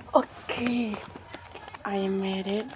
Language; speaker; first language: English; non-native, learner; Indonesian